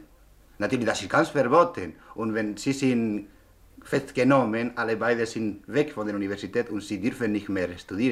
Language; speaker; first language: German; non-native, learner; Spanish